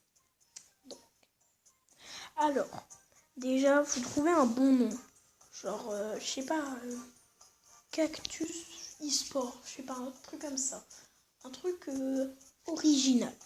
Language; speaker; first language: French; native; French